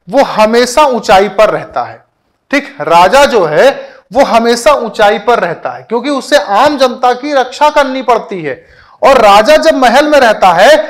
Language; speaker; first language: Hindi; native; Hindi